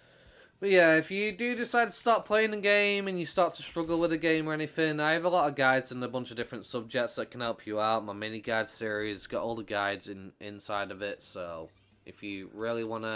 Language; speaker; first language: English; native; English